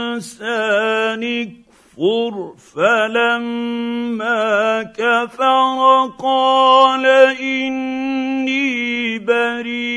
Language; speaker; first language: Arabic; native; Arabic